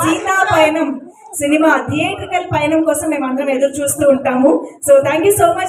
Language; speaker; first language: Telugu; native; Telugu